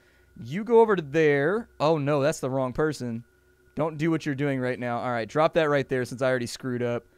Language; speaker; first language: English; native; English